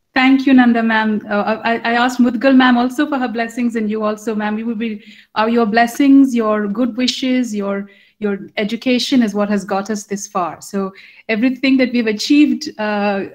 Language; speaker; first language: English; non-native, local second language; Hindi